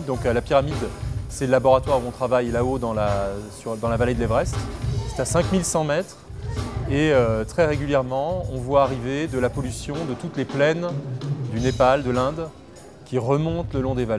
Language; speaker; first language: French; native; French